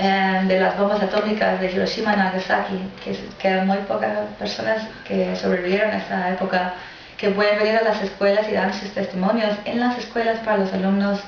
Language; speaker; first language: Spanish; non-native, fluent; English